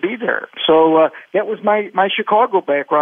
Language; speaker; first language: English; native; English